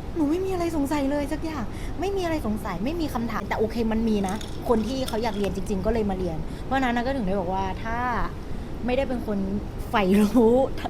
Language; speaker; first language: Thai; native; Thai